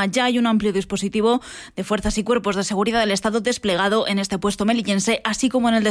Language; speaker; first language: Spanish; native; Spanish